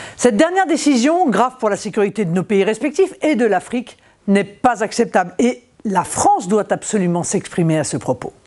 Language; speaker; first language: French; native; French